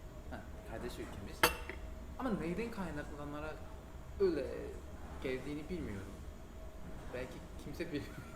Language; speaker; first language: Turkish; non-native, fluent; Korean